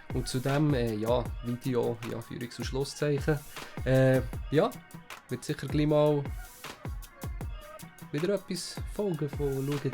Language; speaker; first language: German; native; German